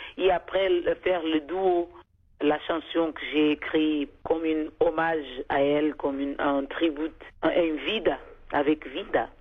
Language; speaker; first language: French; non-native, fluent; Kabuverdianu